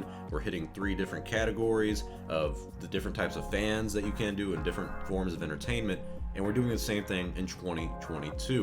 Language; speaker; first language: English; native; English